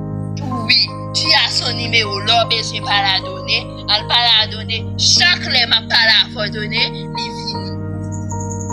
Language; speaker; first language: French; non-native, local second language; Haitian Creole